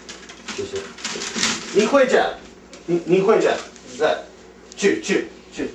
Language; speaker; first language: Chinese; non-native, learner; English